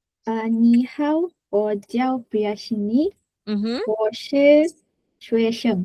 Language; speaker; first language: Chinese; non-native, learner; Tamil